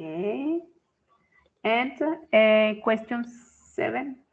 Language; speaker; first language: English; non-native, fluent; Spanish